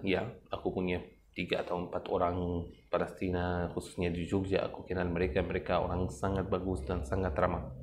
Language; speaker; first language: Indonesian; non-native, fluent; Arabic